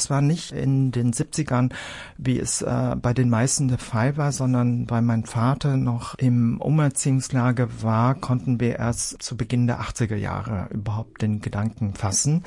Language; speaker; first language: German; early bilingual, other home language; Vietnamese